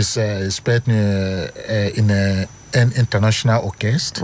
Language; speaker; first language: Dutch; non-native, fluent; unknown